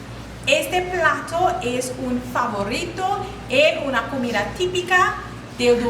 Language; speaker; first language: Spanish; non-native, learner; English